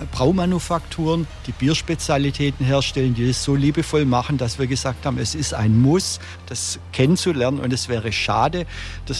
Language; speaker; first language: German; native; German